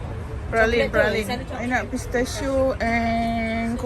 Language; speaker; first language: English; non-native, learner; Malay